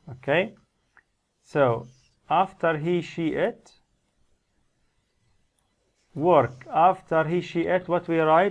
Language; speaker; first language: English; non-native, fluent; Arabic